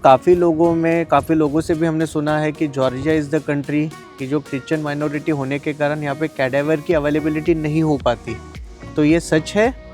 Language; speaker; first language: Hindi; native; Hindi